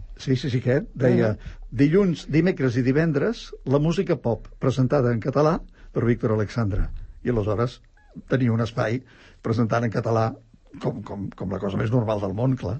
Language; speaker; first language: Catalan; native; Catalan